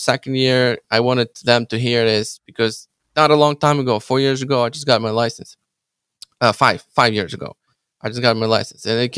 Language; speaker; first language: English; non-native, fluent; Ukrainian